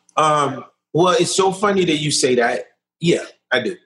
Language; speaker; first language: English; early bilingual, other home language; Haitian Creole